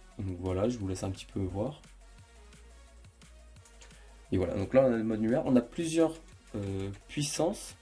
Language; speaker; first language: French; native; French